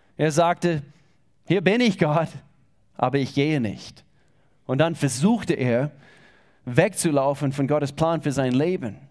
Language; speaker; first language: German; non-native, fluent; English